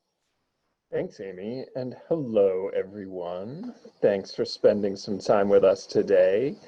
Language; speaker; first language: English; native; English